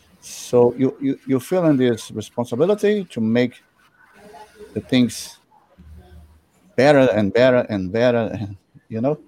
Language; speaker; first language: English; non-native, learner; Portuguese